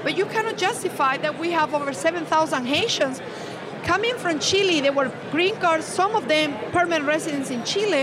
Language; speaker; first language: English; non-native, fluent; Spanish